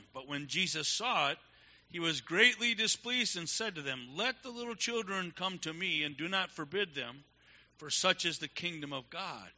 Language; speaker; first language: English; native; English